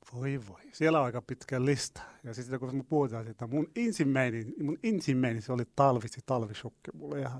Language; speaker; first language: Finnish; non-native, fluent; Arabic